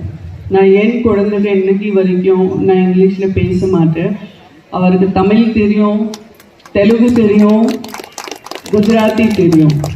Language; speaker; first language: Tamil; non-native, local second language; Gujarati